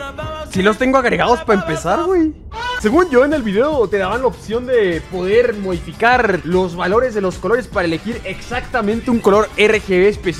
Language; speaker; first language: Spanish; native; Spanish